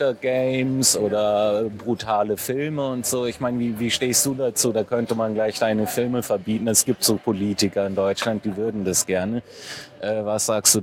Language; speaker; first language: German; native; German